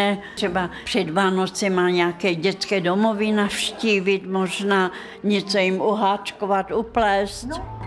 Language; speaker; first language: Czech; non-native, fluent; Russian